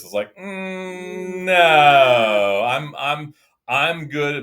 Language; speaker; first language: English; native; English